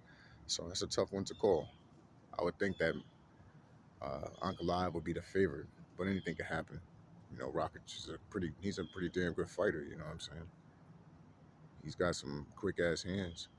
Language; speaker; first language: English; native; English